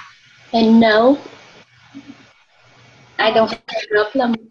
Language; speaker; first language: English; non-native, learner; Vietnamese